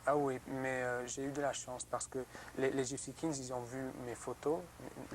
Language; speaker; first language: French; non-native, learner; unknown